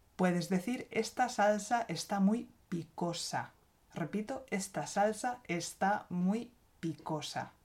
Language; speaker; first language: Spanish; native; Spanish